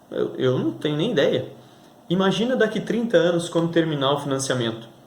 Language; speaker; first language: Portuguese; native; Portuguese